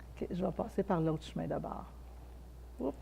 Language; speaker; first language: French; native; French